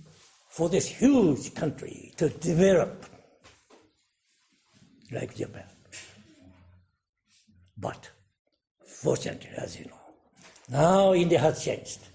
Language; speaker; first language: English; non-native, fluent; Japanese